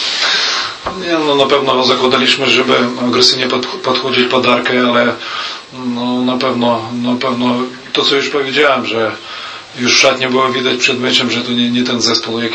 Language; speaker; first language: Polish; non-native, fluent; Russian